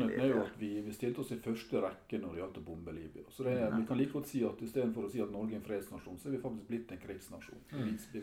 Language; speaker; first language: Norwegian; native; Norwegian